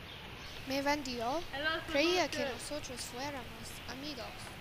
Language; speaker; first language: Spanish; non-native, learner; English